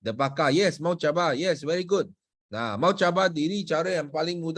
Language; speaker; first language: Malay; non-native, local second language; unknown